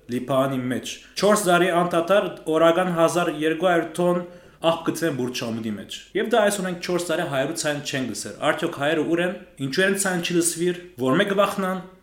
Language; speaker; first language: Armenian; early bilingual, heritage; Armenian